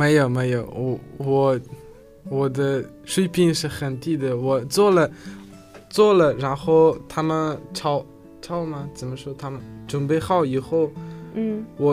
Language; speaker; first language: Chinese; non-native, learner; Uzbek